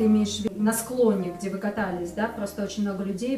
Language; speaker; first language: Russian; native; Russian